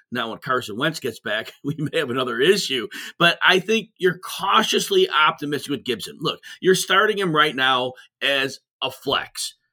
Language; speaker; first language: English; native; English